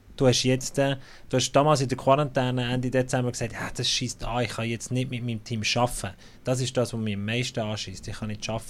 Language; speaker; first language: German; native; German